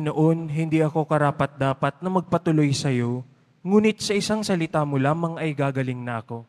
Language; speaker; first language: Filipino; native; Filipino